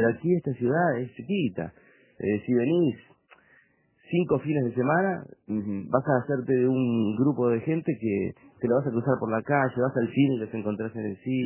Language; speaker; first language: Spanish; native; Spanish